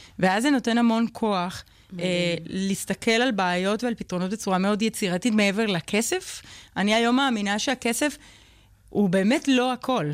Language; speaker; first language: Hebrew; non-native, fluent; Spanish